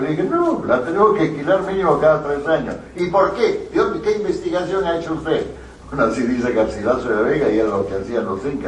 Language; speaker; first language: Spanish; native; Spanish